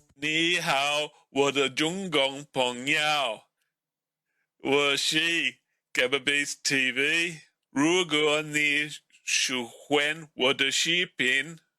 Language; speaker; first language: Chinese; non-native, learner; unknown